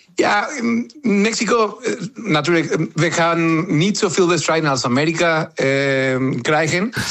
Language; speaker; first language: Dutch; non-native, fluent; Spanish